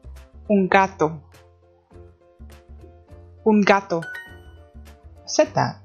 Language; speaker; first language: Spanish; non-native, learner; English